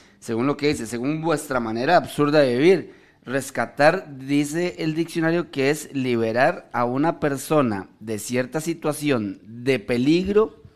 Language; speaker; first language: Spanish; native; Spanish